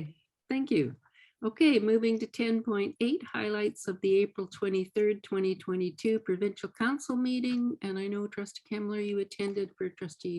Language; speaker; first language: English; native; English